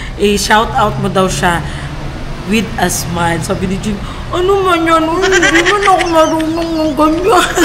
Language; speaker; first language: Filipino; non-native, local second language; Cebuano